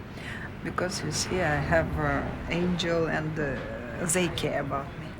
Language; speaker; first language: English; non-native, learner; Russian